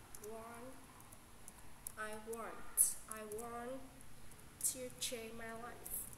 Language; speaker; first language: English; non-native, learner; Vietnamese